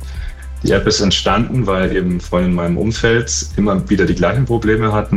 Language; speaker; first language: German; native; German